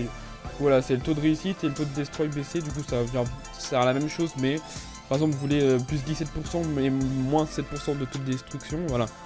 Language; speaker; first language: French; native; French